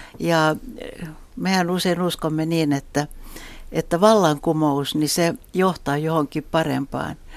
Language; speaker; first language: Finnish; non-native, local second language; Swedish